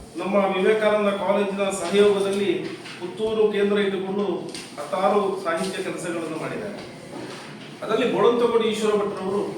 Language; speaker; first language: Kannada; native; Kannada